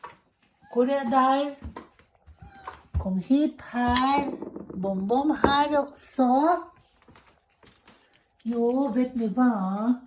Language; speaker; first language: Swedish; non-native, learner; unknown